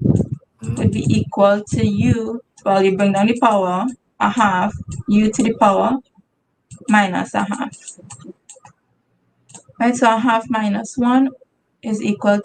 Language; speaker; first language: English; native; English